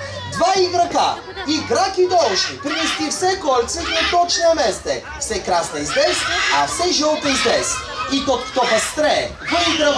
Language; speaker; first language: Russian; non-native, learner; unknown